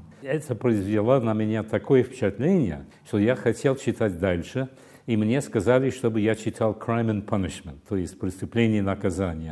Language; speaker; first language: Russian; non-native, fluent; English